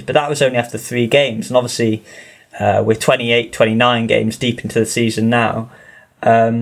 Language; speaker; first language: English; native; English